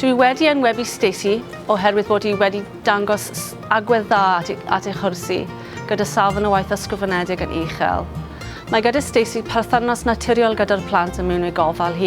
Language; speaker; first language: Welsh; native; Welsh